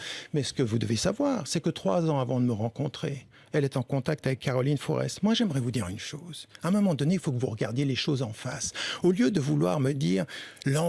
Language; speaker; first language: French; early bilingual, other home language; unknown